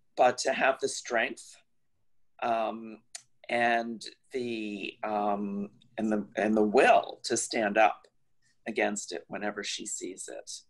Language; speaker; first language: English; native; English